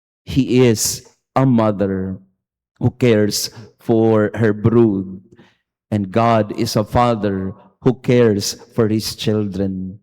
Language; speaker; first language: English; non-native, local second language; Filipino